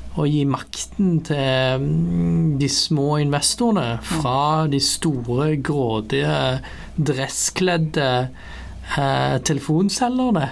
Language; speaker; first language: Norwegian; early bilingual, other home language; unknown